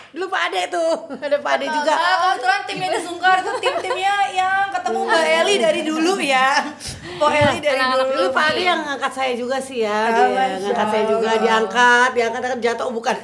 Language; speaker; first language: Indonesian; native; Indonesian